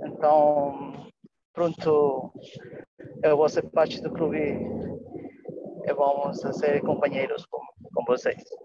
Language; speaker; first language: Portuguese; non-native, learner; Spanish